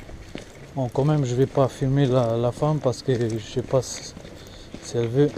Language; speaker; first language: French; non-native, fluent; Portuguese